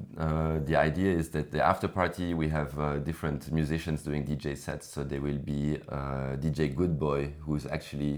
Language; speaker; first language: English; non-native, fluent; French